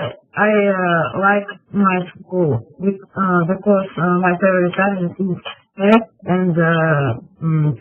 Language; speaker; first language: English; non-native, learner; Russian